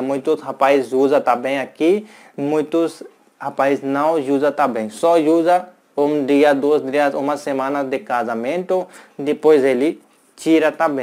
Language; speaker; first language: Portuguese; non-native, learner; Hindi